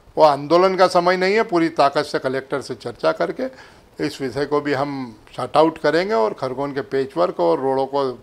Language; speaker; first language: Hindi; native; Hindi